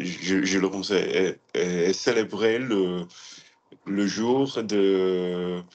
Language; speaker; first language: French; non-native, learner; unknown